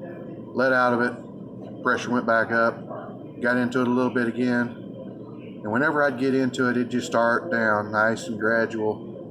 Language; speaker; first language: English; native; English